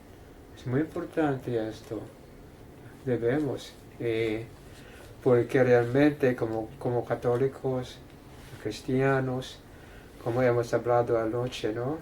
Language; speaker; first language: Spanish; non-native, fluent; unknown